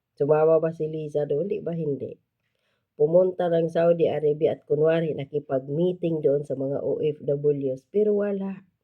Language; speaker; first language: Filipino; native; Filipino